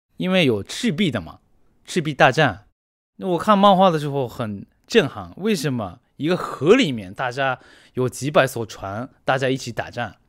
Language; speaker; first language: Chinese; non-native, fluent; Japanese